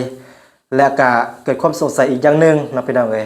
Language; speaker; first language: Thai; non-native, local second language; Lao